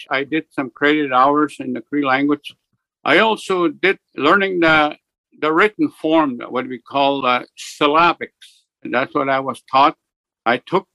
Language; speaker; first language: English; native; English